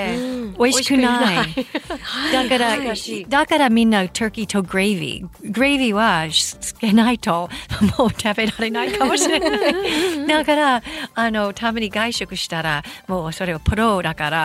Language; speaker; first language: Japanese; non-native, fluent; English